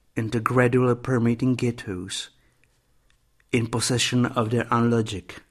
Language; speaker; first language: English; non-native, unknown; Czech